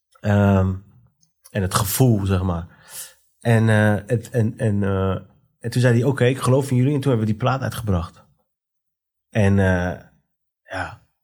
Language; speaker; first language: Dutch; early bilingual, other home language; Persian